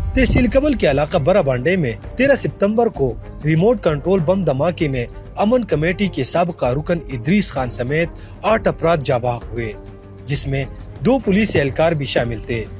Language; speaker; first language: Urdu; non-native, local second language; Pashto